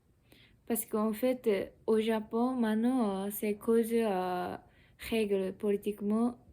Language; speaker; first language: French; non-native, learner; Japanese